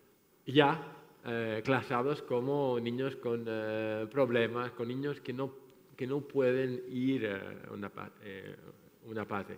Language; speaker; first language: Spanish; non-native, fluent; French